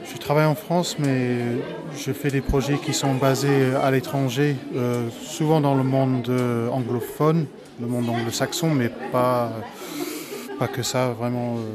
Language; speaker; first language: French; non-native, fluent; English